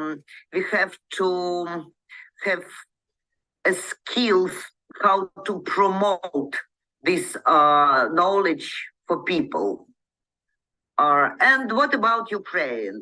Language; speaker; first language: English; non-native, learner; Ukrainian